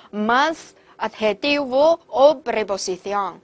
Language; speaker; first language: Spanish; non-native, fluent; Chinese